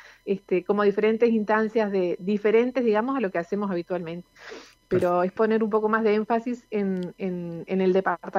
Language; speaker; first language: Spanish; native; Spanish